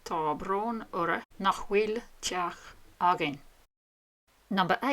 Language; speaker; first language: Irish; non-native, fluent; English